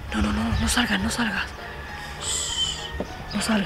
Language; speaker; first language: Spanish; native; Spanish